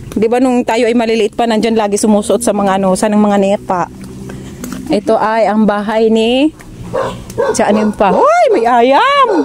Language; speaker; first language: Filipino; non-native, local second language; Hiligaynon